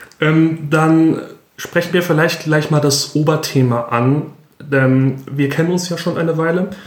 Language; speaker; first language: German; native; German